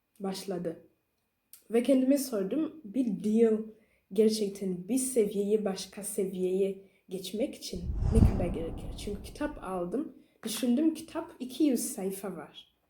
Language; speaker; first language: Turkish; non-native, learner; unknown